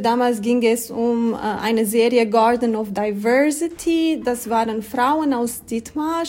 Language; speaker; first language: German; non-native, fluent; Romanian